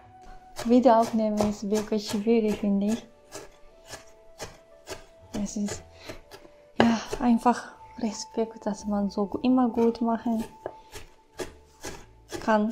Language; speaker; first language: German; non-native, fluent; Japanese